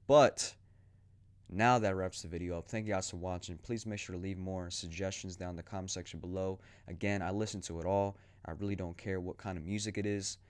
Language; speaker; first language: English; native; English